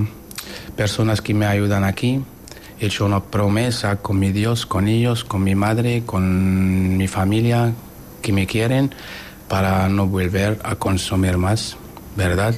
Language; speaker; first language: Spanish; non-native, learner; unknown